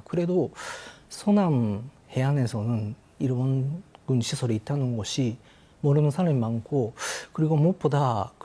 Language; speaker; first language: Korean; non-native, fluent; Japanese